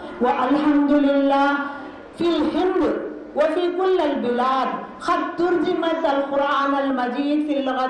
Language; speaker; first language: Arabic; non-native, learner; Urdu